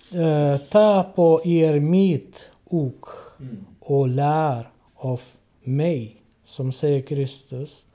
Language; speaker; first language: Swedish; non-native, learner; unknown